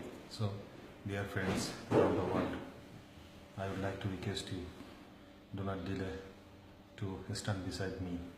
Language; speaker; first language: English; non-native, local second language; Bangla